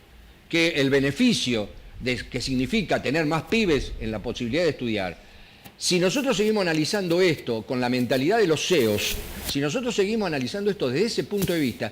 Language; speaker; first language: Spanish; native; Spanish